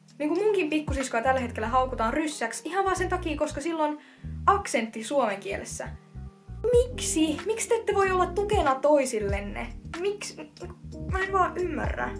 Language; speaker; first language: Finnish; early bilingual, other home language; Russian